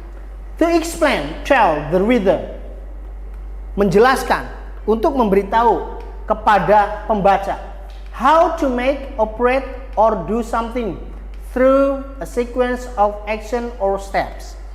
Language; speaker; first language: English; non-native, fluent; Indonesian